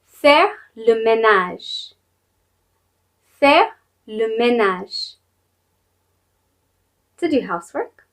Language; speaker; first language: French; non-native, fluent; English